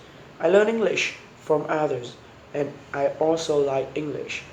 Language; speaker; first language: English; non-native, learner; Vietnamese